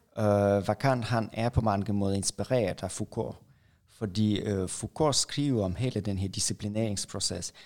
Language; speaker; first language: Danish; non-native, fluent; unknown